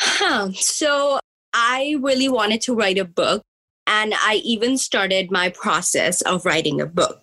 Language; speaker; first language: English; early bilingual, other home language; Punjabi